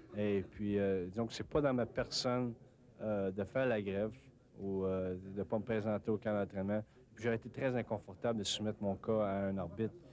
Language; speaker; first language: French; native; French